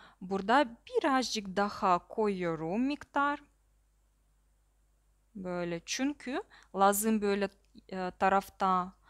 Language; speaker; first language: Turkish; non-native, learner; Russian